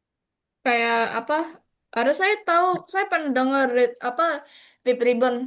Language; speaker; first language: Indonesian; non-native, learner; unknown